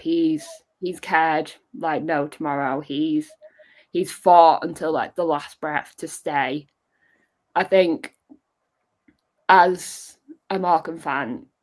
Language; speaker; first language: English; native; English